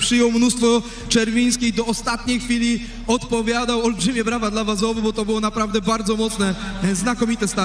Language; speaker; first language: Polish; native; Polish